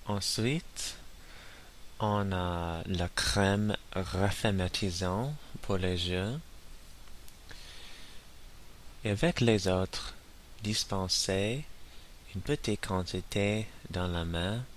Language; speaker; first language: French; non-native, learner; English